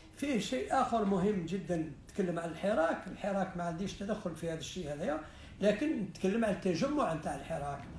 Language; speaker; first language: Arabic; native; Arabic